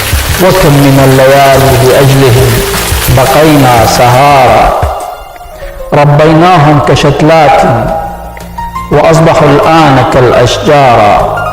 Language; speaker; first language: Arabic; native; Arabic